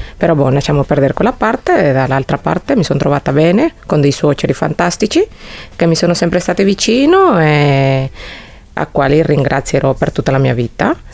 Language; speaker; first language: Italian; non-native, fluent; Spanish